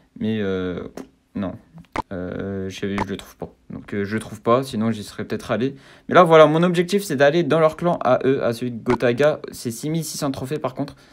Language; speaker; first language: French; native; French